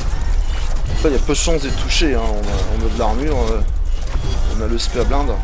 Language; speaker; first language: French; native; French